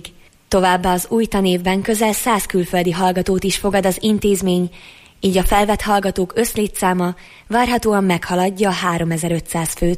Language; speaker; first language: Hungarian; native; Hungarian